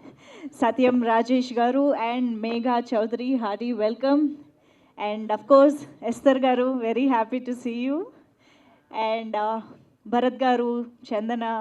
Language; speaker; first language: Telugu; native; Telugu